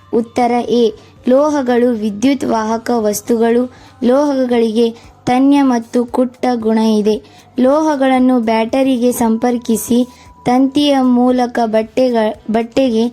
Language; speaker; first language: Kannada; native; Kannada